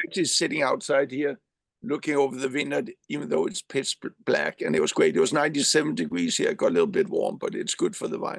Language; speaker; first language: English; non-native, fluent; Danish